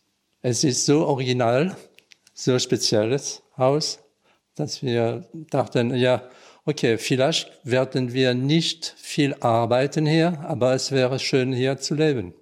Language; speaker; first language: German; non-native, learner; French